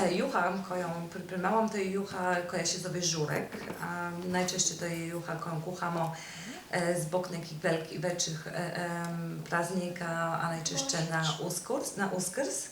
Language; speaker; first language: Bosnian; non-native, fluent; Polish